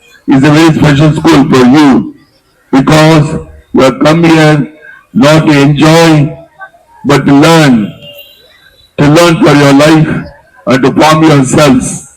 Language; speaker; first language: English; non-native, local second language; Tamil